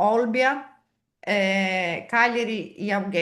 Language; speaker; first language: Italian; non-native, learner; Portuguese